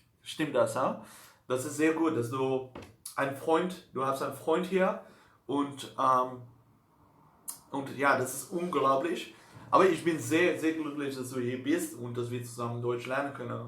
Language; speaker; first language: German; non-native, learner; Dutch